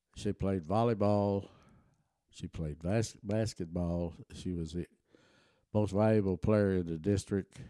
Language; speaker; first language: English; early bilingual, other home language; German